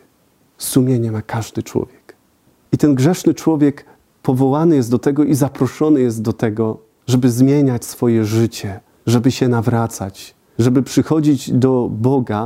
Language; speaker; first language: Polish; native; Polish